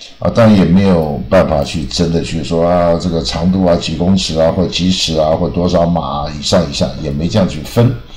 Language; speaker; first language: Chinese; native; Chinese